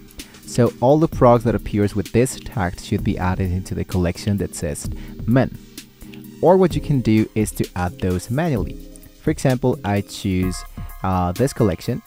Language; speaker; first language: English; non-native, fluent; Spanish